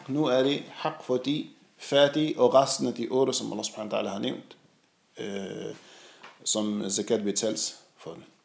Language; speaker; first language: Danish; non-native, fluent; Arabic